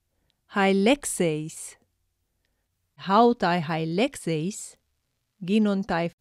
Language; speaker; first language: Greek; non-native, fluent; English